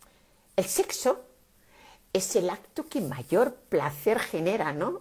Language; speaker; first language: Spanish; native; Spanish